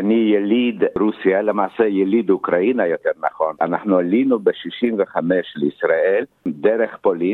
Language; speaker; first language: Hebrew; non-native, fluent; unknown